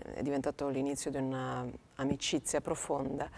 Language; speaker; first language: Italian; native; Italian